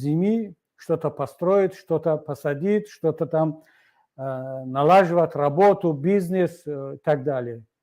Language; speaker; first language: Russian; non-native, local second language; Tajik